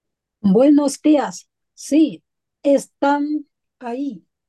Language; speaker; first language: Spanish; non-native, learner; Chinese